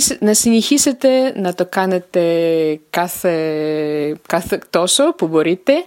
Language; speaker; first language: Greek; non-native, learner; Russian